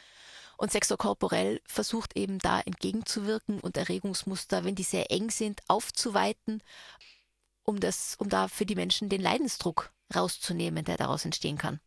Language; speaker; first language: German; native; German